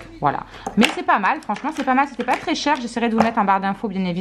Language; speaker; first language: French; native; French